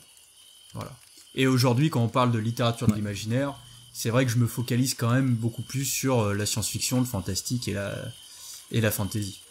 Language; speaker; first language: French; native; French